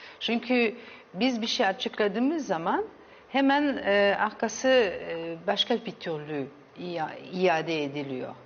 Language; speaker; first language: Turkish; early bilingual, heritage; Turkish